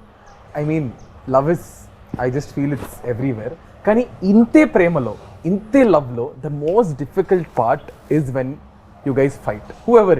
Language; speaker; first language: Telugu; native; Telugu